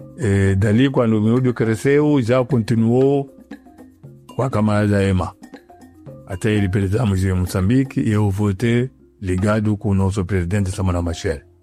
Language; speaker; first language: Portuguese; non-native, local second language; Yao